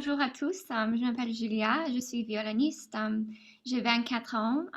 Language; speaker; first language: French; non-native, learner; English